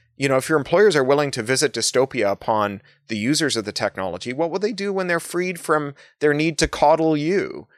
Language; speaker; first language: English; native; English